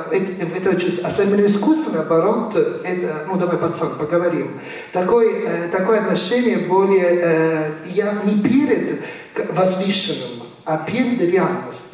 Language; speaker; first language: Russian; non-native, fluent; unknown